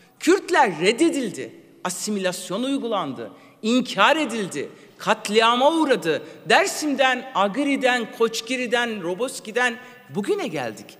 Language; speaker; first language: Turkish; non-native, local second language; Kurdish